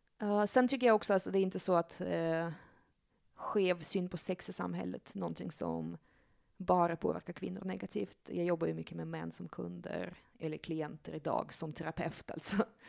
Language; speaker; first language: Swedish; early bilingual, other home language; Russian